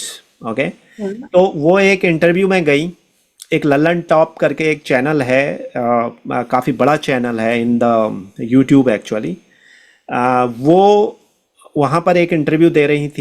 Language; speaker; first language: Hindi; native; Hindi